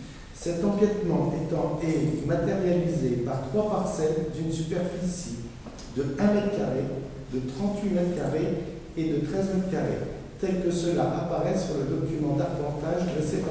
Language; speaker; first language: French; native; French